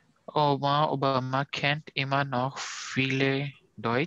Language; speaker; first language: German; non-native, learner; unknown